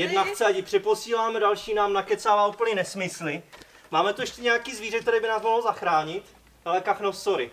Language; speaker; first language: Czech; native; Czech